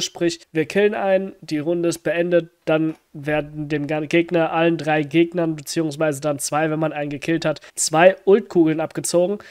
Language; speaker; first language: German; native; German